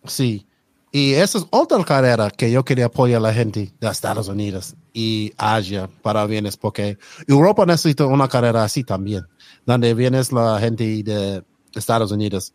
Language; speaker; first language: Spanish; non-native, learner; English